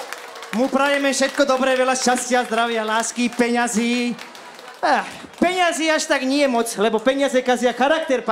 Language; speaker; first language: Slovak; native; Slovak